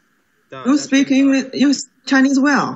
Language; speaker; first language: English; non-native, learner; Chinese